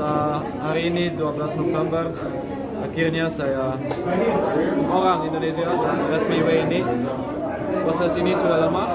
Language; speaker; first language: Indonesian; non-native, fluent; Dutch